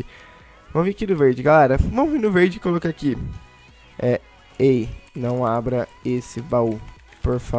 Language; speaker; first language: Portuguese; native; Portuguese